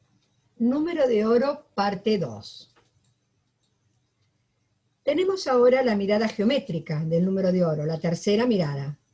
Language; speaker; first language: Spanish; native; Spanish